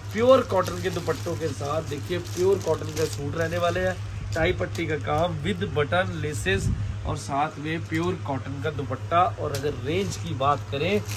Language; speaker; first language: Hindi; non-native, local second language; Punjabi